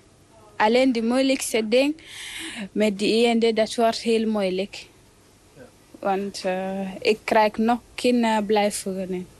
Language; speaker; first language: Dutch; non-native, learner; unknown